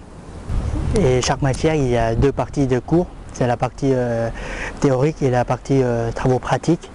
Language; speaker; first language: French; non-native, fluent; Lao